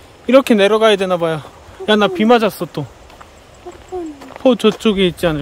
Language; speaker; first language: Korean; native; Korean